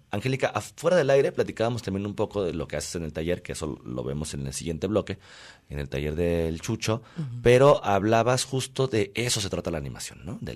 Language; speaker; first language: Spanish; native; Spanish